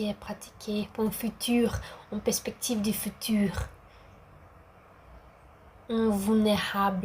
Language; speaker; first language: French; non-native, learner; Portuguese